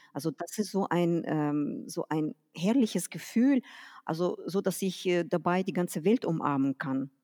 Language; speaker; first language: German; non-native, fluent; Russian